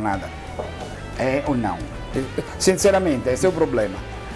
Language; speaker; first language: Portuguese; non-native, fluent; Italian